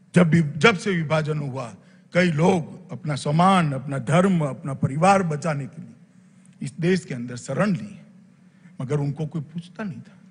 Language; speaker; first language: Hindi; non-native, local second language; Gujarati